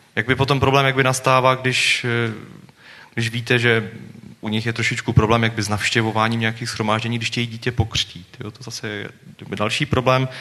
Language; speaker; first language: Czech; native; Czech